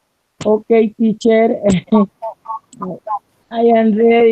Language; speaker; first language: English; non-native, learner; Spanish